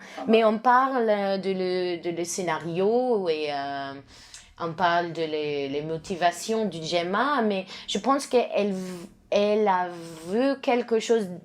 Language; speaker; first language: French; non-native, learner; English